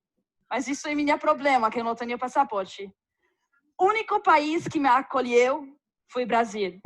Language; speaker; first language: Portuguese; non-native, fluent; Arabic